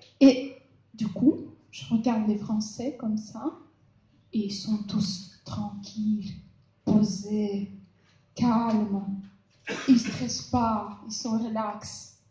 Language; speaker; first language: French; non-native, fluent; Russian